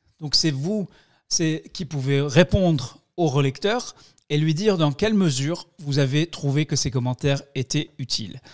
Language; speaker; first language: French; native; French